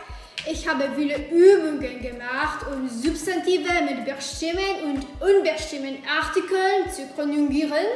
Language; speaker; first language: German; non-native, learner; Polish